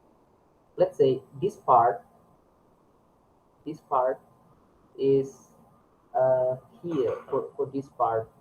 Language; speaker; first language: English; non-native, learner; Indonesian